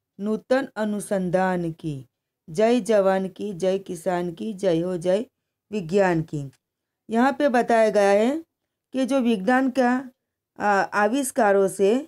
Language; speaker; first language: Hindi; non-native, local second language; Gujarati